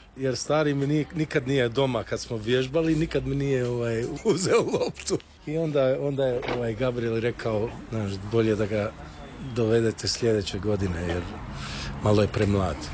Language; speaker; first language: Croatian; early bilingual, heritage; Croatian